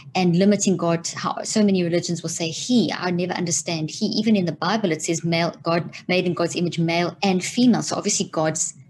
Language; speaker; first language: English; native; English